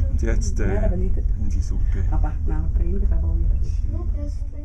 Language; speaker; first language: German; native; German